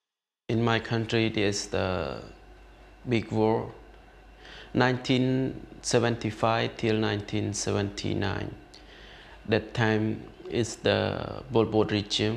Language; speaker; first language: English; non-native, learner; Khmer